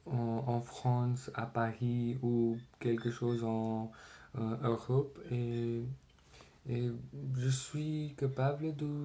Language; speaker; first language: French; non-native, learner; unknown